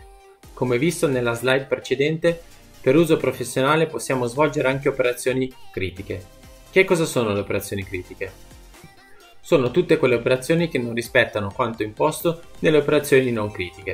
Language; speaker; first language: Italian; native; Italian